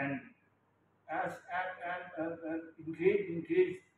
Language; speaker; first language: English; non-native, learner; Thai